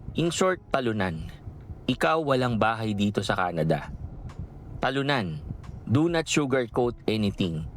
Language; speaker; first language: Filipino; native; Filipino